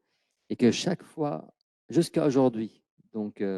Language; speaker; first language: French; non-native, fluent; Arabic